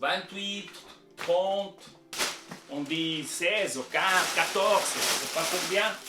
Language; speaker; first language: French; non-native, local second language; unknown